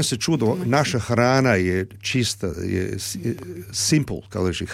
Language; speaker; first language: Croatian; early bilingual, heritage; Serbian